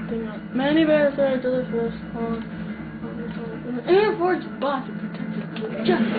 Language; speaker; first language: English; native; English